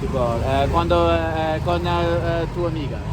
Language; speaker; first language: Spanish; non-native, learner; English